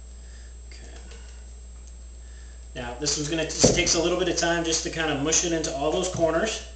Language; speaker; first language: English; native; English